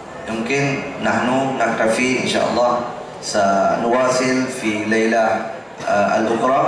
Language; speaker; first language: Arabic; non-native, fluent; Indonesian